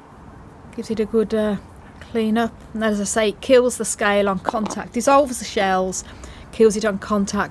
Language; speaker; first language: English; native; English